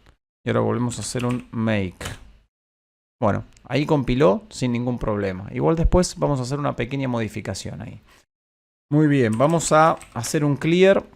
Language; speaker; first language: Spanish; native; Spanish